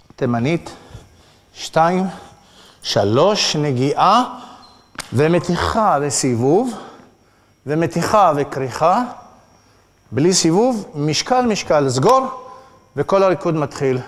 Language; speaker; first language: Hebrew; native; Hebrew